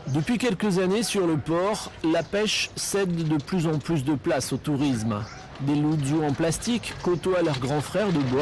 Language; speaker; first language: French; native; French